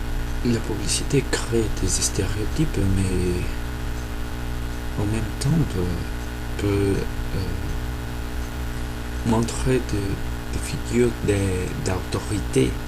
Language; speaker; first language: French; non-native, fluent; Spanish